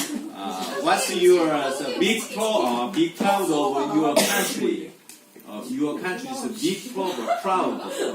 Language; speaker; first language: English; non-native, learner; Korean